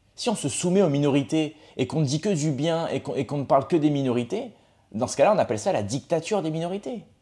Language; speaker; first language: French; native; French